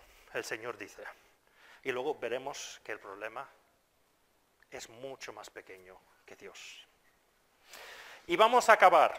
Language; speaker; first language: Spanish; non-native, fluent; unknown